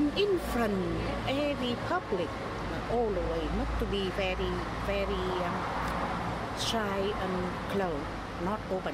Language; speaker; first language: English; non-native, learner; Vietnamese